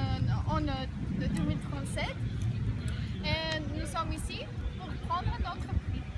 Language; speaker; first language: French; non-native, learner; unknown